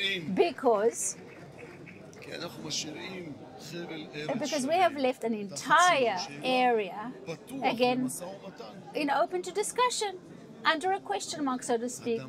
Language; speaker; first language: English; non-native, fluent; Hebrew